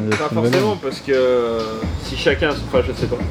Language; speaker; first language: French; native; French